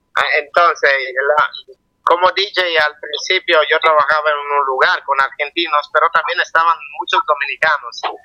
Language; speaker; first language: Spanish; non-native, fluent; Italian